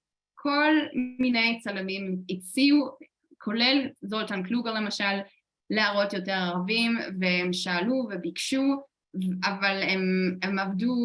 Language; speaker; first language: Hebrew; non-native, fluent; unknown